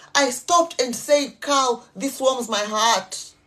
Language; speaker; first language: English; non-native, local second language; Nyanja